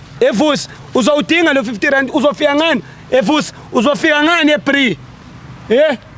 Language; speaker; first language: Zulu; native; Zulu